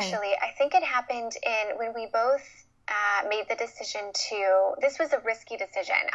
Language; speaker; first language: English; native; English